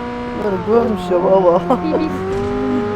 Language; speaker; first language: Turkish; non-native, learner; Persian